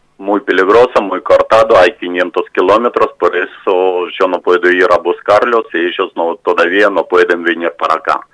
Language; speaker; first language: Spanish; non-native, fluent; Russian